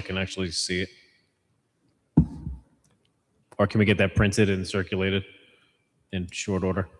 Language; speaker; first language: English; native; English